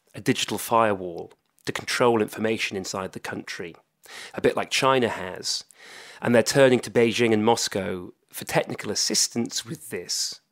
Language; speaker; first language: English; native; English